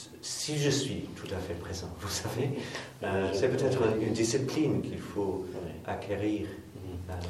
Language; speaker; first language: French; non-native, fluent; English